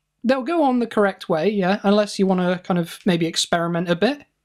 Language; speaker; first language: English; native; English